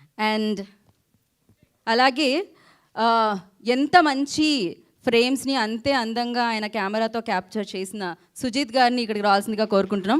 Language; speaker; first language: Telugu; native; Telugu